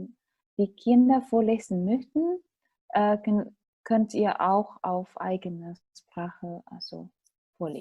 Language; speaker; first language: German; non-native, fluent; Indonesian